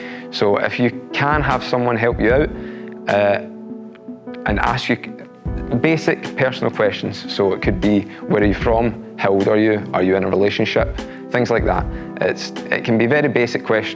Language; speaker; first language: English; native; English